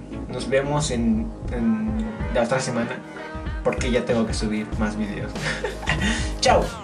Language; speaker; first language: Spanish; native; Spanish